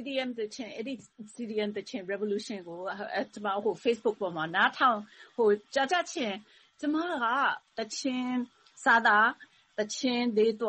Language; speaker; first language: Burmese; non-native, learner; Thai